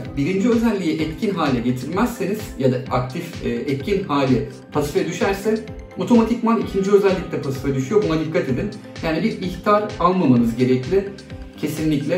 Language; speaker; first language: Turkish; native; Turkish